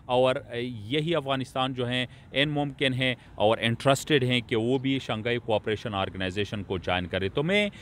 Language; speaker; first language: Urdu; non-native, local second language; Pashto